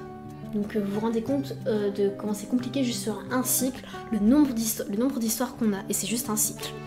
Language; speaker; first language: French; native; French